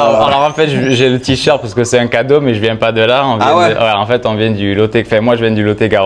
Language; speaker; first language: French; native; French